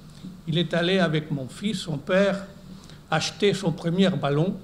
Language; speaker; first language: French; non-native, fluent; Spanish